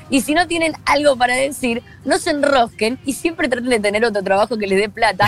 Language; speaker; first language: Spanish; native; Spanish